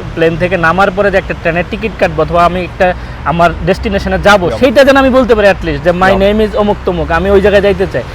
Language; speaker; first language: Bangla; native; Bangla